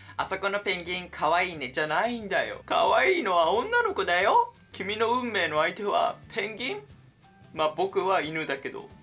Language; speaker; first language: Japanese; native; Japanese